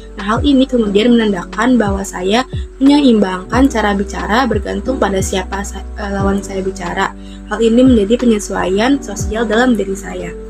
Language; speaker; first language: Indonesian; native; Indonesian